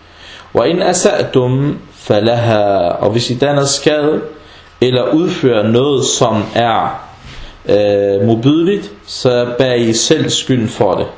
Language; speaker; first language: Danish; non-native, fluent; Arabic